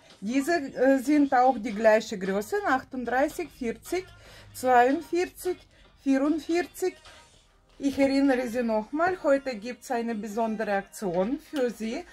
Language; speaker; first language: German; non-native, fluent; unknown